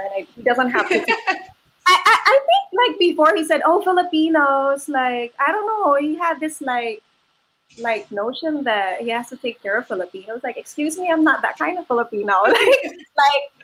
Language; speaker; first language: English; non-native, local second language; Filipino